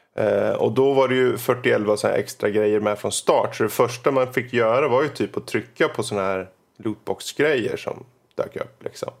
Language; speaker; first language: Swedish; native; Swedish